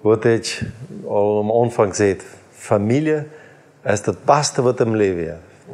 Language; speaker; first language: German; non-native, learner; Plautdietsch